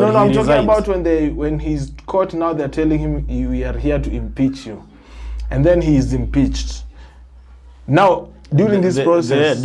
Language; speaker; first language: English; non-native, local second language; Swahili